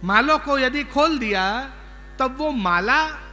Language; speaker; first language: Hindi; non-native, local second language; Gujarati